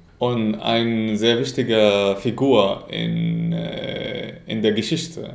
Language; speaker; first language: German; non-native, fluent; Arabic